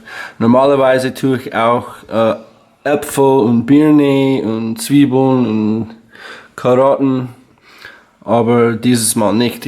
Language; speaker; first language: German; non-native, learner; English